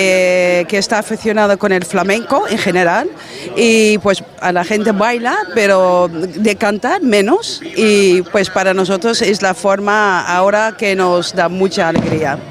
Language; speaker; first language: Spanish; non-native, fluent; Dutch